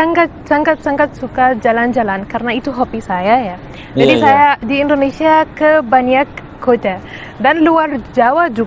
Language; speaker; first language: Indonesian; non-native, learner; Arabic